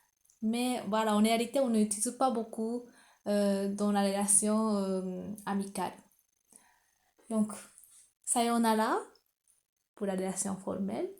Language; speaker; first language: French; non-native, fluent; Japanese